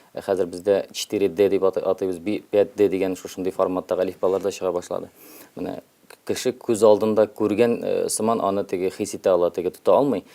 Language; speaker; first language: Tatar; early bilingual, heritage; Tatar